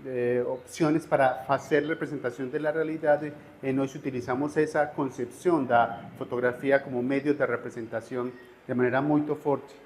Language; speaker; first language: Portuguese; non-native, fluent; Spanish